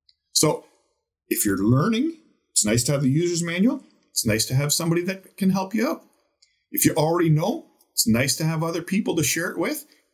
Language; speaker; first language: English; native; English